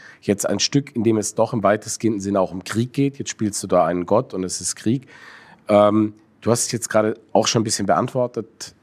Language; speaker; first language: German; native; German